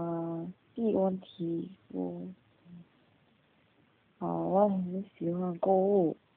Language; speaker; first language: Chinese; non-native, learner; Korean